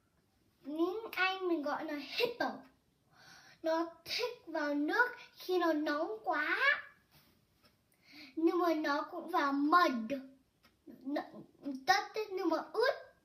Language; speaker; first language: Vietnamese; early bilingual, heritage; Vietnamese